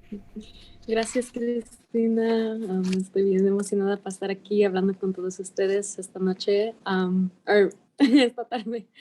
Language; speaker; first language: Spanish; early bilingual, heritage; Spanish